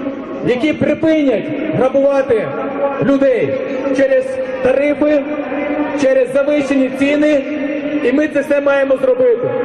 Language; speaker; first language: Ukrainian; native; Ukrainian